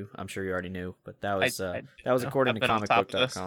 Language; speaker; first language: English; native; English